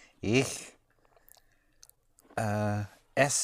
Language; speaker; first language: German; non-native, learner; English